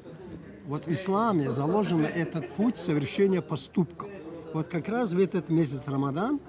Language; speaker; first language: Russian; non-native, local second language; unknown